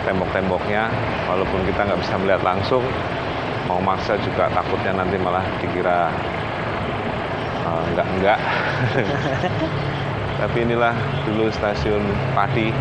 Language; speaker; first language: Indonesian; native; Indonesian